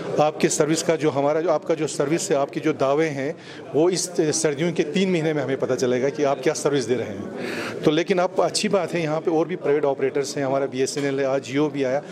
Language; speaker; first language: Hindi; non-native, local second language; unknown